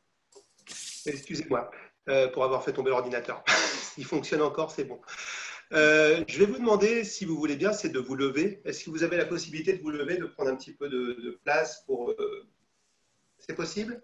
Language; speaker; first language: French; native; French